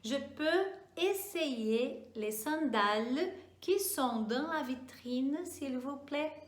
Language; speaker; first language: French; non-native, fluent; Portuguese